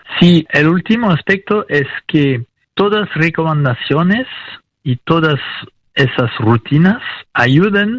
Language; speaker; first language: Spanish; non-native, fluent; French